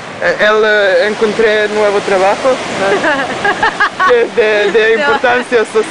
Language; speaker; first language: Spanish; non-native, learner; Serbian